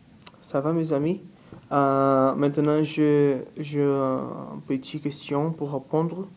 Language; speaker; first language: French; non-native, learner; Portuguese